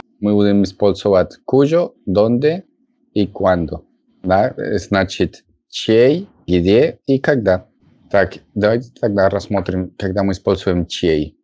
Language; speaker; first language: Russian; non-native, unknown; Spanish